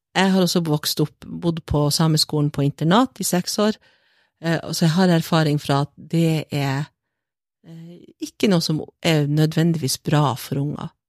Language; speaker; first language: Norwegian; native; Norwegian